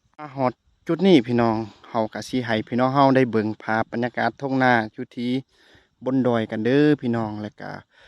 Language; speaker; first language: Lao; native; Lao